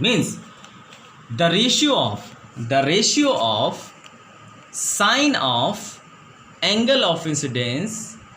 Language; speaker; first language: English; non-native, local second language; Hindi